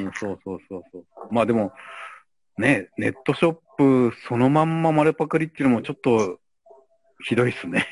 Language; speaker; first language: Japanese; native; Japanese